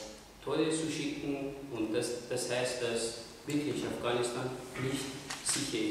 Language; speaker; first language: German; non-native, fluent; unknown